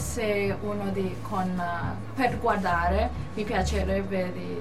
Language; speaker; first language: Italian; non-native, learner; Cantonese